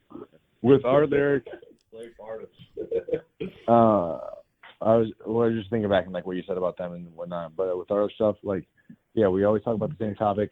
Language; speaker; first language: English; native; English